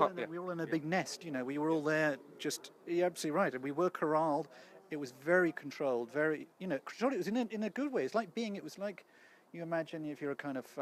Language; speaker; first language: English; native; English